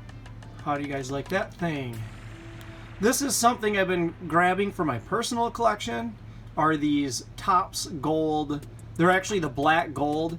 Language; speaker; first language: English; native; English